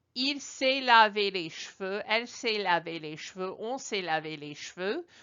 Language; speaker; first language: French; non-native, fluent; English